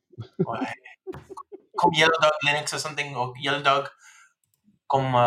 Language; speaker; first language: French; non-native, fluent; English